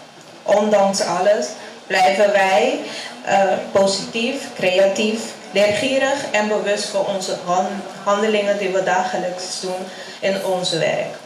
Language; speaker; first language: Dutch; non-native, local second language; English